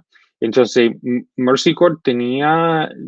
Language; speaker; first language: Spanish; non-native, fluent; English